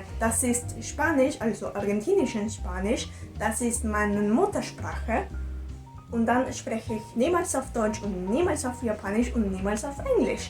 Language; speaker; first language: German; non-native, learner; Spanish